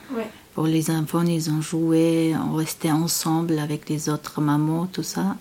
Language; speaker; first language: French; non-native, learner; Chechen